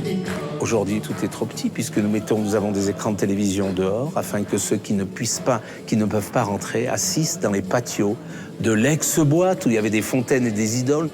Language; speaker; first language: French; native; French